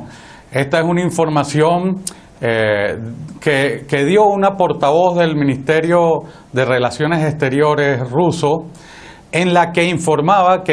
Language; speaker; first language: Spanish; native; Spanish